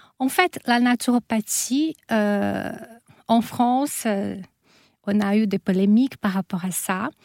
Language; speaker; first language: French; non-native, fluent; Portuguese